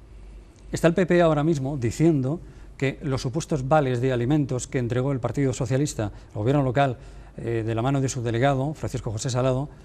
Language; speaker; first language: Spanish; native; Spanish